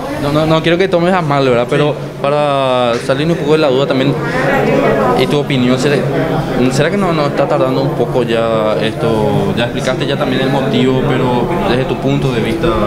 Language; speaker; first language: Spanish; native; Spanish